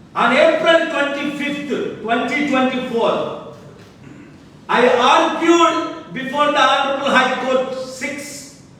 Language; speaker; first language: English; non-native, local second language; Telugu